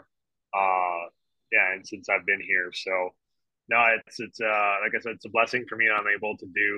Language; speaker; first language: English; non-native, fluent; French